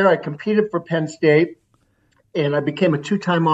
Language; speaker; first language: English; native; English